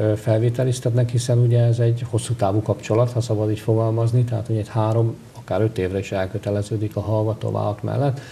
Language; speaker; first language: Hungarian; native; Hungarian